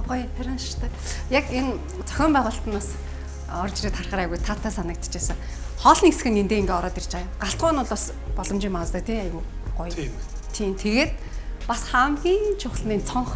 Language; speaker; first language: Mongolian; native; Mongolian